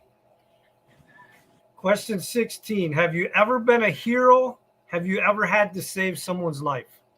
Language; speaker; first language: English; native; English